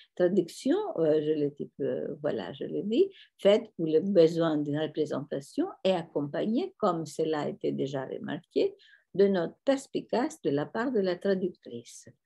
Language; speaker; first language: French; non-native, fluent; Greek